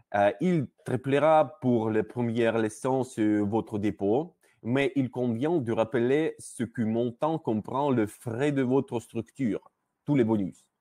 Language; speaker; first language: French; non-native, learner; Russian